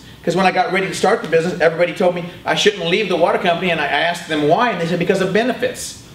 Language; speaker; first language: English; native; English